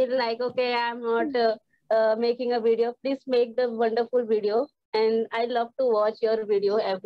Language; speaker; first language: English; non-native, learner; Hindi